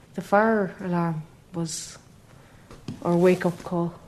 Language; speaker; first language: English; native; English